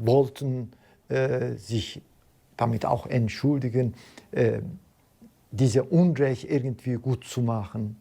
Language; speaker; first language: German; non-native, fluent; Turkish